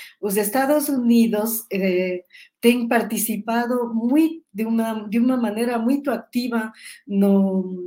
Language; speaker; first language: Portuguese; non-native, learner; Spanish